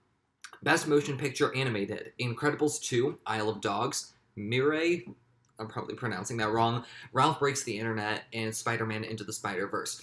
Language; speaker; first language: English; native; English